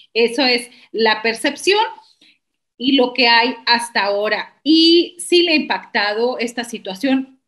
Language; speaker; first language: Spanish; native; Spanish